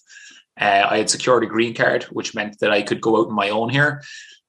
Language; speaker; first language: English; native; English